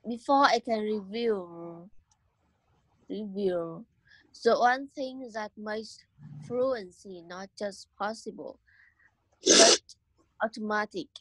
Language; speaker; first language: English; non-native, learner; Vietnamese